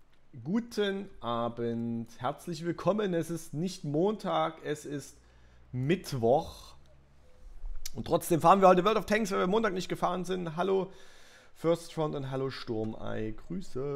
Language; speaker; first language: German; native; German